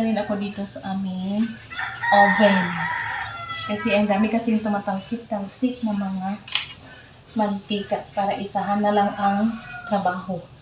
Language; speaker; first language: Filipino; non-native, local second language; Cebuano